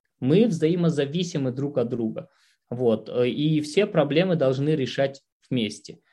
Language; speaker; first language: Russian; non-native, local second language; Tajik